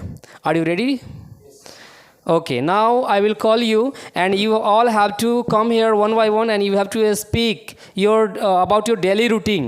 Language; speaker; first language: English; non-native, local second language; Hindi